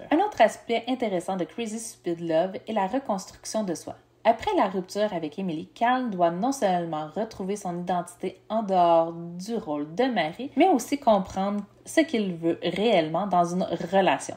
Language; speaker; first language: French; native; French